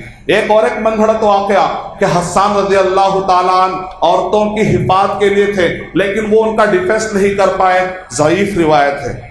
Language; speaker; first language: Urdu; native; Urdu